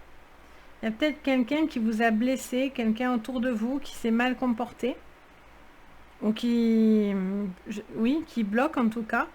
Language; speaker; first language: French; native; French